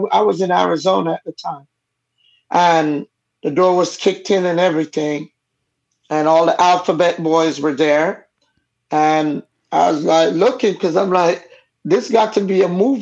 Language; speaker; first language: English; non-native, local second language; Jamaican Creole English